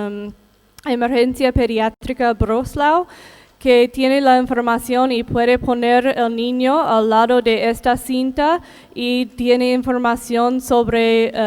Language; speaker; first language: Spanish; non-native, fluent; English